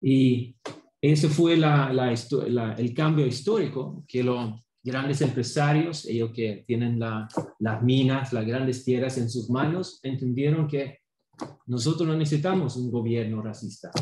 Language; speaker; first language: Spanish; non-native, fluent; Swedish